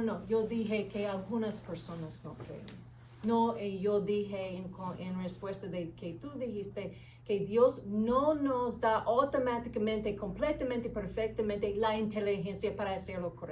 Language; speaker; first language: Spanish; non-native, fluent; English